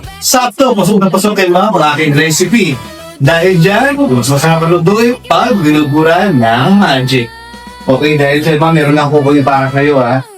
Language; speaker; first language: Filipino; non-native, local second language; Pampanga